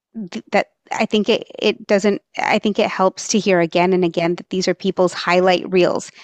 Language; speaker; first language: English; early bilingual, other home language; Marathi